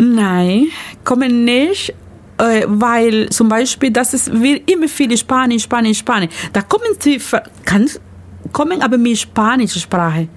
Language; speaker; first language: German; non-native, learner; Spanish